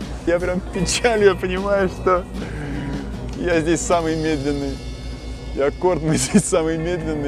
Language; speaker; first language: Russian; native; Russian